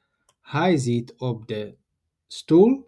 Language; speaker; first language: Dutch; non-native, learner; Tigrinya